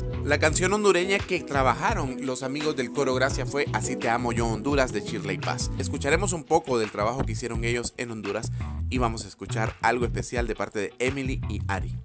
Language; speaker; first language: Spanish; native; Spanish